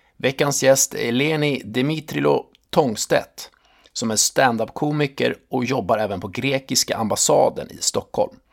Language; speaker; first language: Swedish; native; Swedish